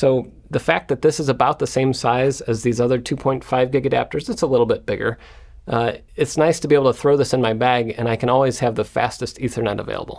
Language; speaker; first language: English; native; English